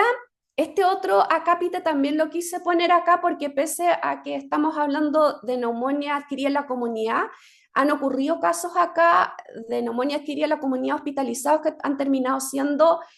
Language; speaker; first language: Spanish; native; Spanish